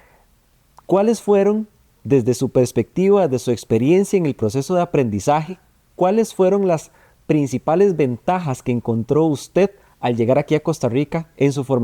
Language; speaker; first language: Spanish; native; Spanish